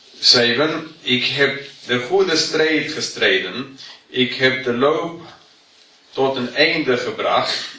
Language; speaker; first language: Dutch; non-native, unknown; English